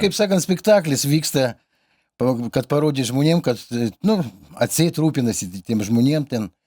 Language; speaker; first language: Lithuanian; native; Lithuanian